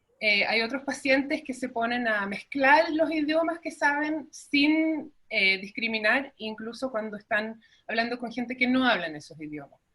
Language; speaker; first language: Spanish; native; Spanish